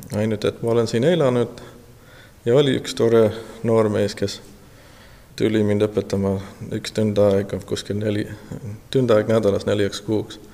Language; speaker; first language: Estonian; non-native, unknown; English